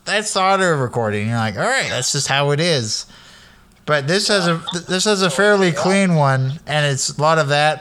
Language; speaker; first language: English; native; English